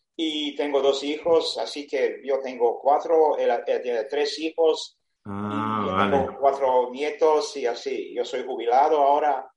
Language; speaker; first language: Spanish; non-native, fluent; Serbian